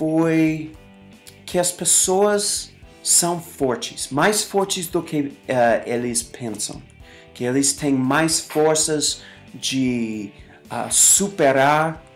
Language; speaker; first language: Portuguese; non-native, fluent; English